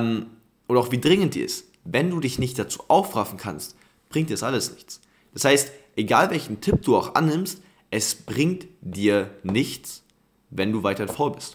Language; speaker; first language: German; native; German